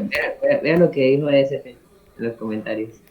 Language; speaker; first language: Spanish; native; Spanish